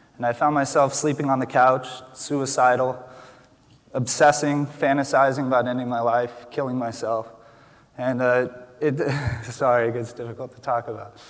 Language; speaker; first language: English; native; English